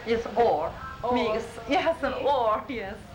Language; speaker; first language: English; non-native, learner; Chinese